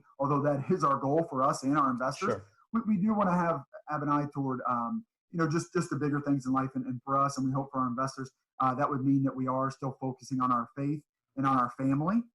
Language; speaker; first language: English; native; English